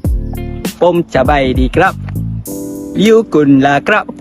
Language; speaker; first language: Thai; non-native, learner; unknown